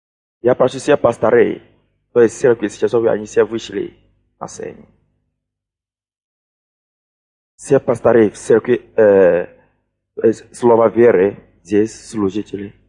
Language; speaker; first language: Russian; non-native, fluent; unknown